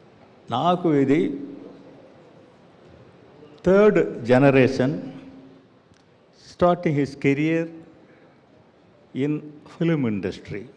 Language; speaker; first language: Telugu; non-native, learner; Tamil